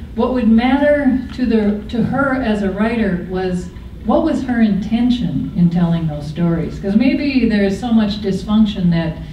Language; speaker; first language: English; native; English